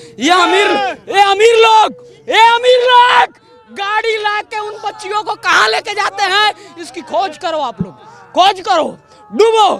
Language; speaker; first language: Hindi; native; Hindi